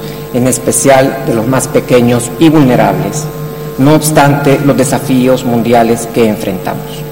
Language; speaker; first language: Spanish; native; Spanish